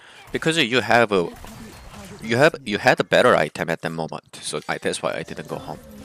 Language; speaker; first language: English; non-native, fluent; Korean